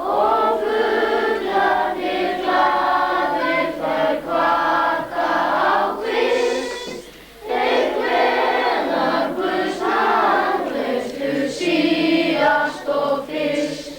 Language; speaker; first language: Icelandic; native; Icelandic